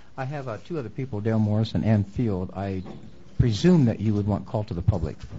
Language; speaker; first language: English; native; English